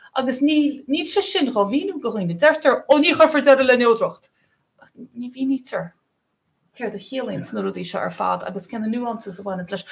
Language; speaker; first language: Irish; native; Irish